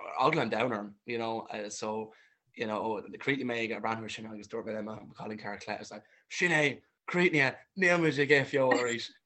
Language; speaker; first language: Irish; non-native, local second language; English